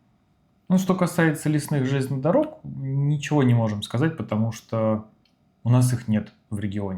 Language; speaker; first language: Russian; native; Russian